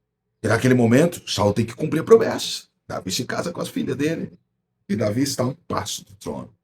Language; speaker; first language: Portuguese; native; Portuguese